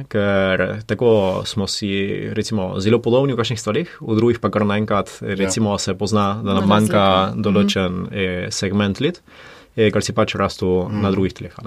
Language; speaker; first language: Slovenian; early bilingual, heritage; Slovenian